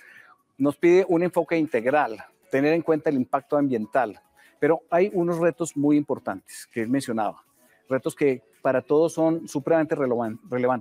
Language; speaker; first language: Spanish; native; Spanish